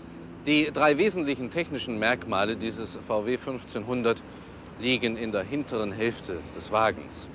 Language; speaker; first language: German; native; German